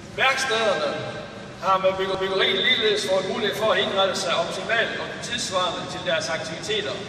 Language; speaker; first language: Danish; native; Danish